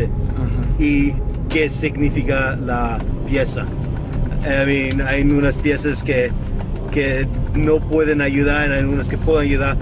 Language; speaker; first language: Spanish; early bilingual, heritage; Spanish